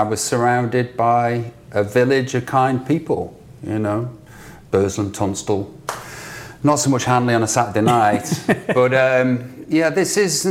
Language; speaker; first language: English; native; English